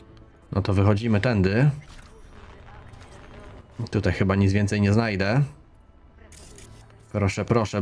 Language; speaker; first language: Polish; native; Polish